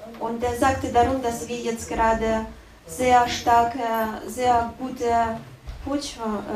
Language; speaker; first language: German; non-native, learner; Russian